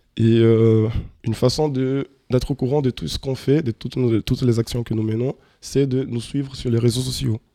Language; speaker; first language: French; non-native, fluent; Portuguese